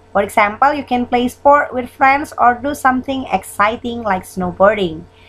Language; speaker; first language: English; non-native, fluent; Indonesian